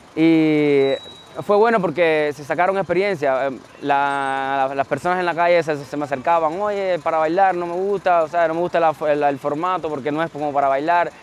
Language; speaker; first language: Spanish; native; Spanish